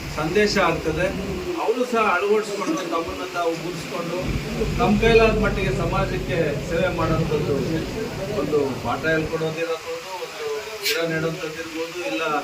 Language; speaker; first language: Kannada; native; Kannada